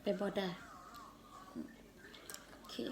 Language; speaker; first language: Thai; native; Thai